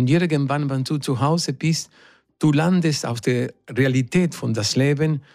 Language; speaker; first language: German; non-native, fluent; Spanish